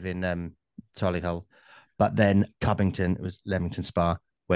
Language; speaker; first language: English; native; English